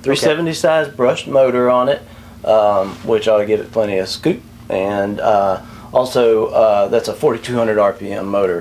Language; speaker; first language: English; native; English